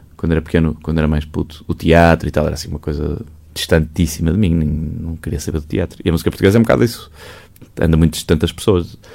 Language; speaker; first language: Portuguese; native; Portuguese